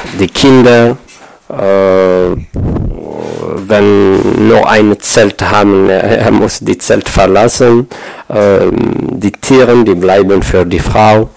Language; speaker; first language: German; non-native, fluent; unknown